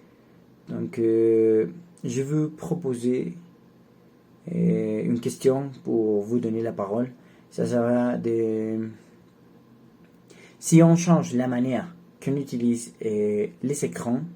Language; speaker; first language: French; non-native, learner; Spanish